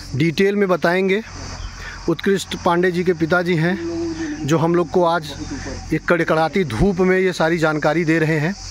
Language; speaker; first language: Hindi; native; Hindi